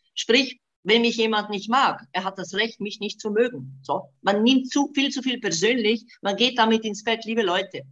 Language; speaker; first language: German; non-native, fluent; Bosnian